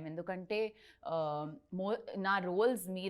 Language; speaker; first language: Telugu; non-native, local second language; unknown